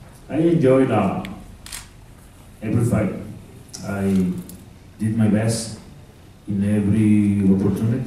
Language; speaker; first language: English; non-native, fluent; Spanish